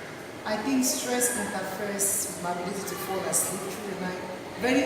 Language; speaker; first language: English; non-native, fluent; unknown